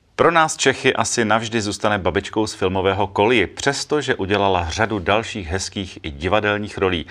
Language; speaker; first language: Czech; native; Czech